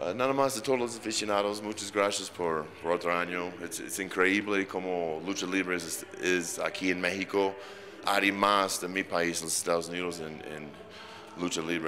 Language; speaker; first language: Spanish; non-native, fluent; English